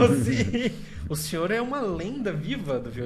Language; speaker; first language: Portuguese; native; Portuguese